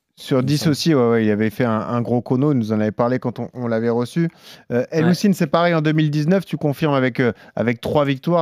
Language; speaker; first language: French; native; French